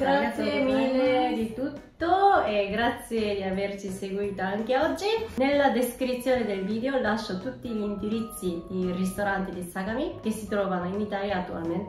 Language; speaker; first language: Italian; non-native, fluent; Japanese